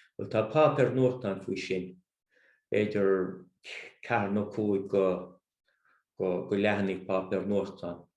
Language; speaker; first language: Irish; native; Irish